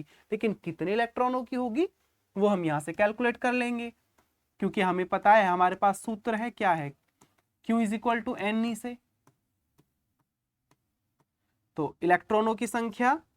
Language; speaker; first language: Hindi; native; Hindi